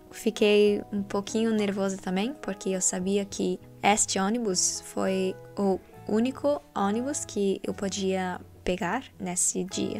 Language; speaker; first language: Portuguese; non-native, learner; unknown